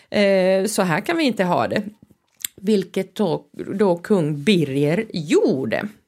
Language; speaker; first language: Swedish; non-native, local second language; Finnish